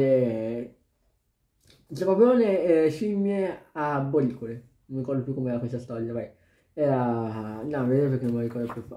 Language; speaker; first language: Italian; native; Italian